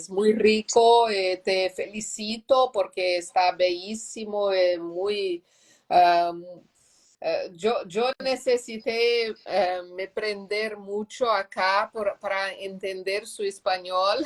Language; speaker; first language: Spanish; non-native, learner; Portuguese